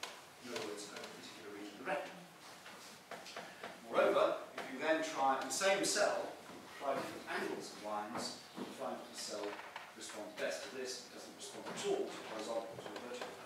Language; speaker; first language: English; native; English